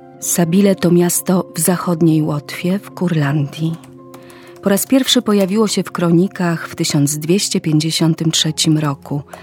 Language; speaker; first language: Polish; native; Polish